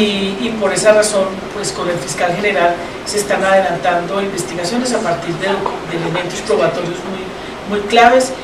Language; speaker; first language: Spanish; native; Spanish